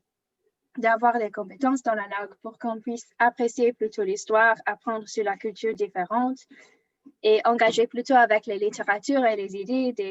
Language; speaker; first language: French; non-native, learner; English